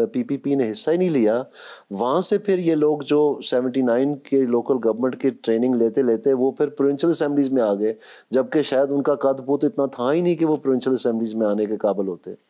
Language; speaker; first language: Urdu; non-native, local second language; Punjabi